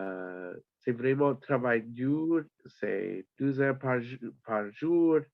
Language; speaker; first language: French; non-native, learner; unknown